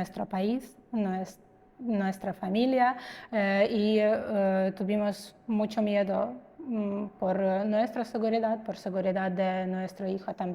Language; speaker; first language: Spanish; non-native, fluent; Russian